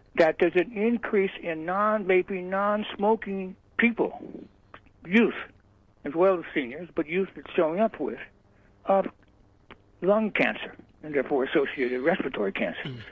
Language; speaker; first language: English; early bilingual, other home language; Norwegian